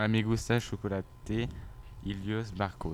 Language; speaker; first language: Spanish; non-native, learner; French